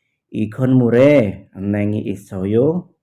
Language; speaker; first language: Korean; non-native, learner; Indonesian